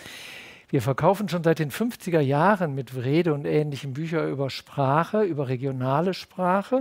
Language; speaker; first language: German; native; German